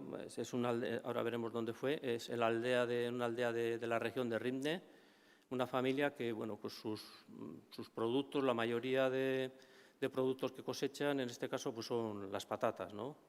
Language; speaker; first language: Spanish; native; Spanish